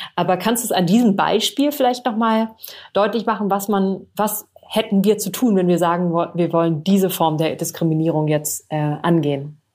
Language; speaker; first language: German; native; German